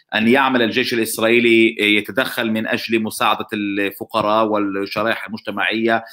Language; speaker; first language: Arabic; non-native, fluent; Hebrew